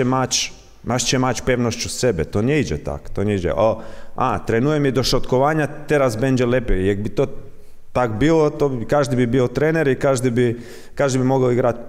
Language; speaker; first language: Polish; non-native, learner; Croatian